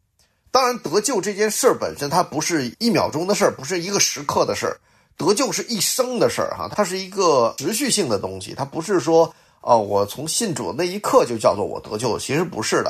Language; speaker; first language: Chinese; native; Chinese